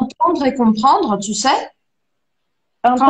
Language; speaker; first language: French; non-native, fluent; Portuguese